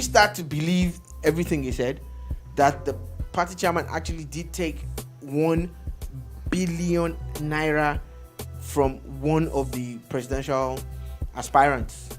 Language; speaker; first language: English; non-native, local second language; Yoruba